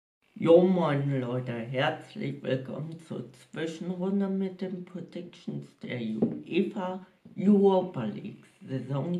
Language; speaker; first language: German; native; German